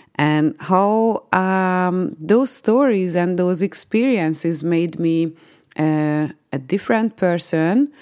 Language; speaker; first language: English; non-native, fluent; Hungarian